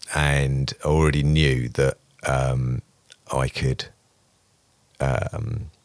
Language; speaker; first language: English; native; English